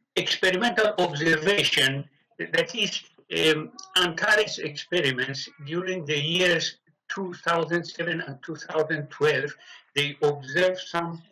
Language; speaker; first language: English; non-native, fluent; Persian